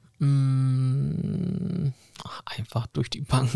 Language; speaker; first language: German; native; German